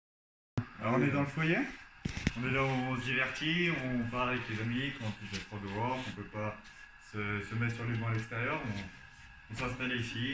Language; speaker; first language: French; native; French